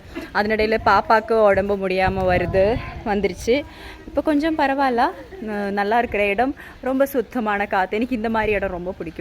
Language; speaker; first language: Tamil; non-native, learner; Malayalam